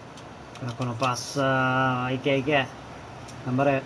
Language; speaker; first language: Japanese; non-native, learner; Italian